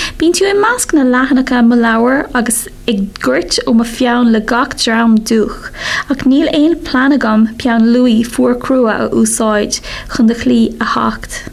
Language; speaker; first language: Irish; non-native, local second language; English